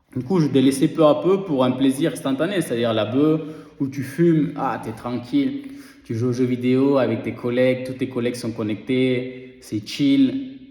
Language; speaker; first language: French; early bilingual, other home language; Spanish